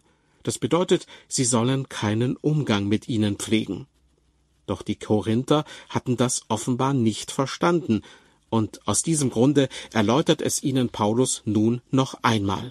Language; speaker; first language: German; native; German